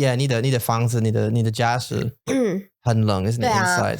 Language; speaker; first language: Chinese; non-native, learner; English